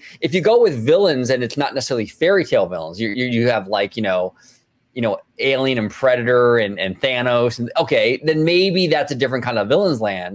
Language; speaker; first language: English; native; English